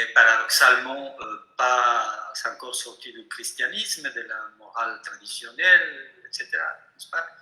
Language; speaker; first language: French; non-native, fluent; Spanish